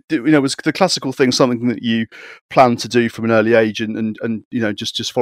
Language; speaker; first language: English; native; English